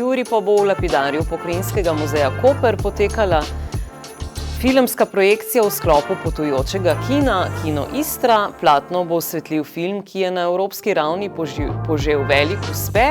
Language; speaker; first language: Slovenian; native; Slovenian